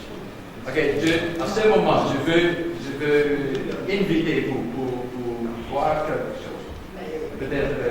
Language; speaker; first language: French; non-native, learner; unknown